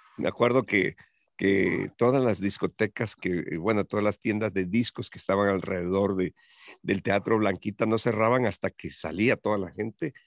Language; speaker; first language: Spanish; native; Spanish